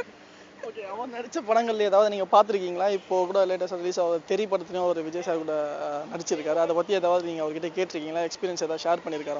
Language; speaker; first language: Tamil; native; Tamil